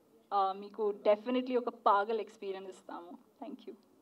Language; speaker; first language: Telugu; non-native, learner; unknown